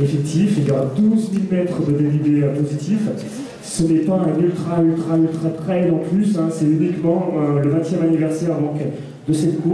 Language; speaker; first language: French; native; French